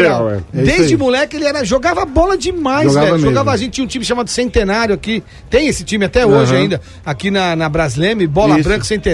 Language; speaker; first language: Portuguese; native; Portuguese